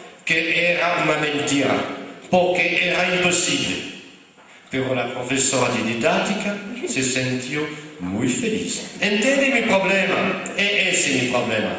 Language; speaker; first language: Spanish; non-native, fluent; French